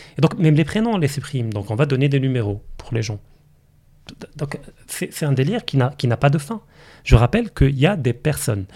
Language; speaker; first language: French; non-native, local second language; Arabic